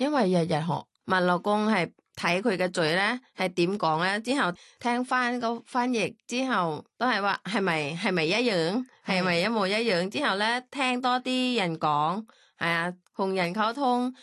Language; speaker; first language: Cantonese; non-native, learner; Thai